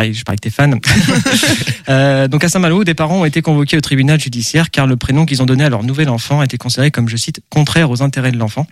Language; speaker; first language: French; native; French